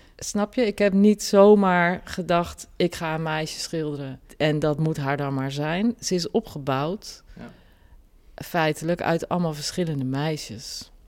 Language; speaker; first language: Dutch; native; Dutch